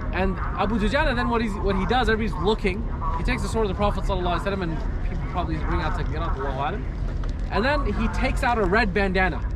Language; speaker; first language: English; native; English